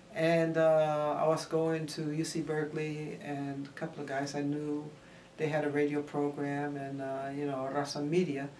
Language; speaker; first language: English; early bilingual, other home language; Spanish